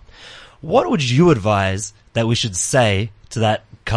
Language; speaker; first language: English; native; English